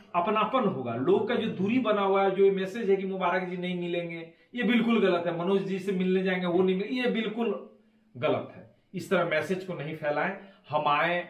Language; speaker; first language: Hindi; native; Hindi